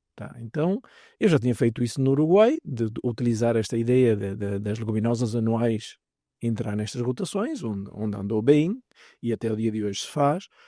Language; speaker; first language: Portuguese; native; Portuguese